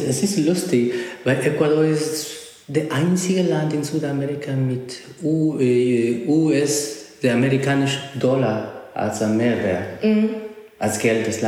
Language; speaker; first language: German; non-native, learner; Spanish